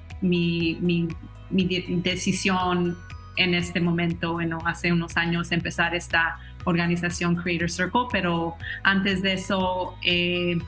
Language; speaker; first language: Spanish; early bilingual, heritage; Spanish